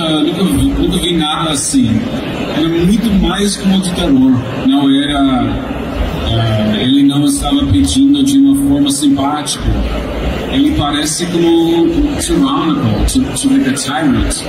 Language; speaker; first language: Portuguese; non-native, fluent; English